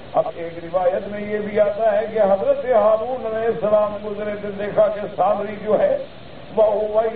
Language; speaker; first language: Urdu; early bilingual, heritage; Urdu